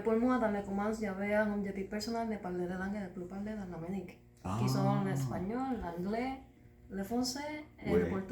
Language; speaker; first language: French; non-native, learner; Spanish